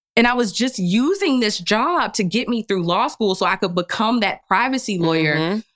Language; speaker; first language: English; early bilingual, other home language; Yoruba